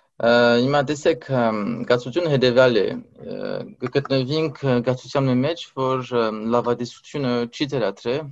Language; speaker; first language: Armenian; early bilingual, heritage; Armenian